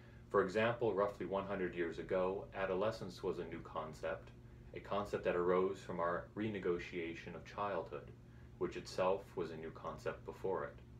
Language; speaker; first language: English; native; English